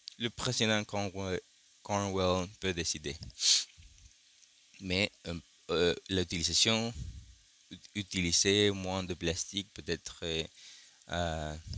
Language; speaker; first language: French; non-native, learner; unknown